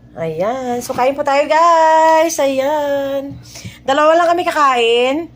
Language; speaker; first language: Filipino; native; Filipino